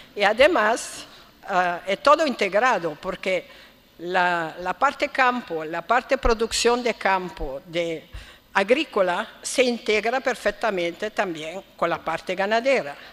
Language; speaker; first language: Spanish; non-native, fluent; Italian